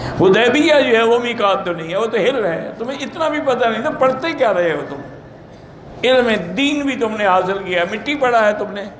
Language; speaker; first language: Urdu; native; Urdu